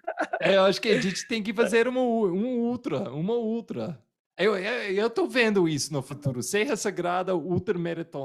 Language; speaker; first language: Portuguese; non-native, fluent; English